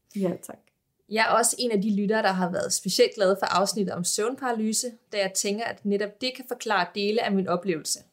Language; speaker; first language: Danish; native; Danish